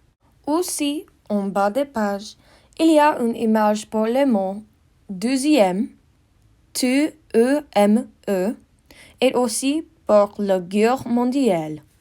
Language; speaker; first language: French; non-native, learner; English